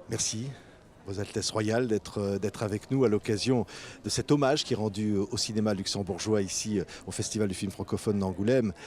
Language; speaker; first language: French; native; French